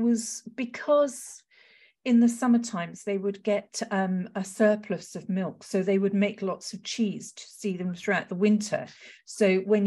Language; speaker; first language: English; native; English